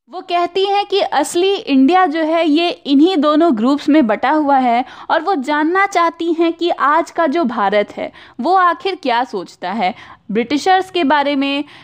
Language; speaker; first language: Hindi; native; Hindi